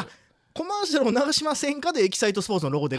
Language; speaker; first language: Japanese; native; Japanese